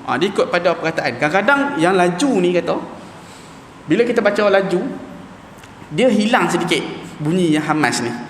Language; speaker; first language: Malay; native; Malay